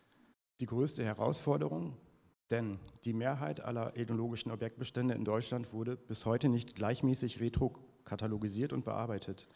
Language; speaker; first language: German; native; German